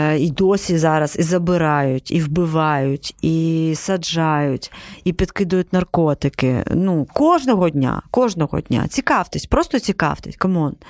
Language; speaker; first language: Ukrainian; non-native, local second language; Crimean Tatar